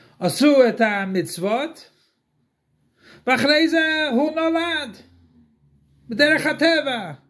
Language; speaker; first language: Hebrew; non-native, fluent; English